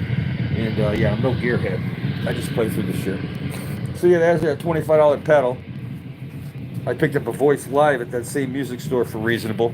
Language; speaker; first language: English; native; English